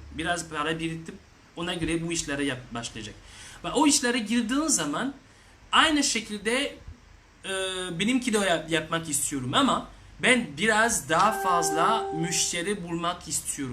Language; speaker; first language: Turkish; non-native, learner; French